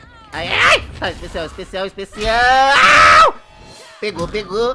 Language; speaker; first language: Portuguese; native; Portuguese